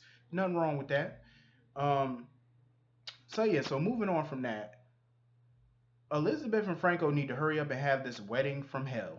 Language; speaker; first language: English; native; English